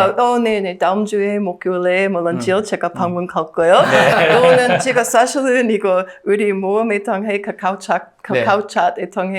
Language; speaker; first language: Korean; non-native, learner; English